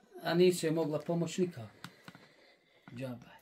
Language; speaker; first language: Bosnian; native; Bosnian